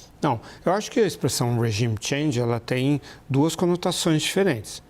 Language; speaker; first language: Portuguese; native; Portuguese